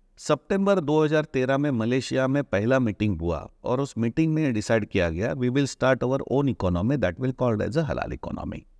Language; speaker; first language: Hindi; non-native, local second language; Marathi